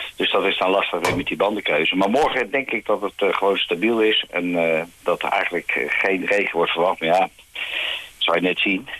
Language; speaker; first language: Dutch; native; Dutch